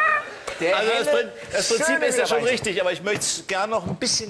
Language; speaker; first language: German; native; German